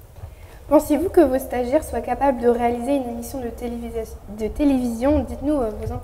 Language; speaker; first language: French; native; French